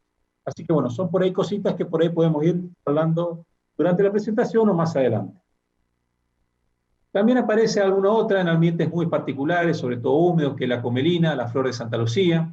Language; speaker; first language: Spanish; native; Spanish